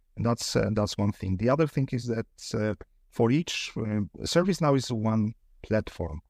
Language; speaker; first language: English; non-native, fluent; Polish